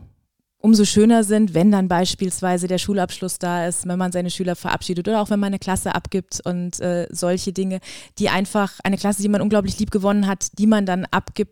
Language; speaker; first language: German; native; German